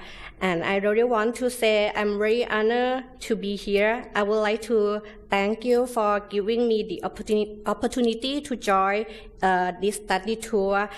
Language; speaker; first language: English; non-native, learner; Thai